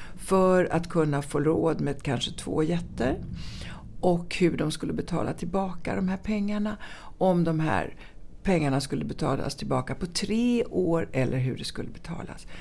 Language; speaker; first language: Swedish; early bilingual, other home language; Italian